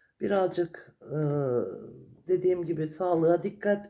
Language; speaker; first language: Turkish; native; Turkish